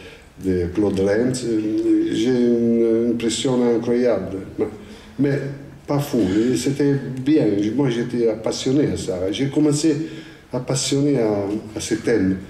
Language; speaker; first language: French; non-native, fluent; Italian